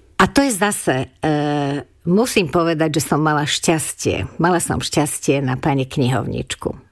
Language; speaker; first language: Slovak; non-native, local second language; Hungarian